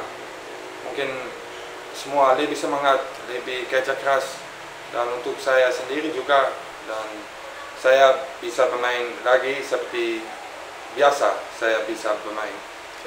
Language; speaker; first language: Indonesian; non-native, fluent; Dutch